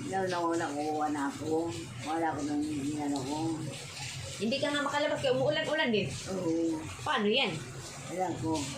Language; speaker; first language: Filipino; native; Filipino